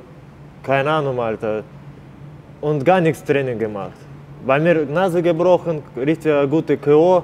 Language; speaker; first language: German; non-native, learner; Russian